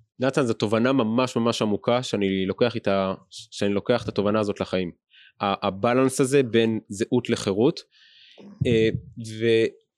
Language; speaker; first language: Hebrew; native; Hebrew